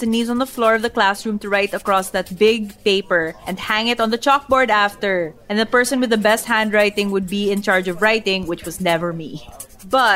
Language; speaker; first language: English; non-native, local second language; Filipino